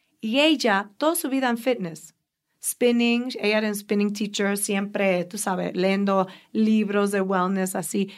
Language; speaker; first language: Spanish; early bilingual, heritage; Spanish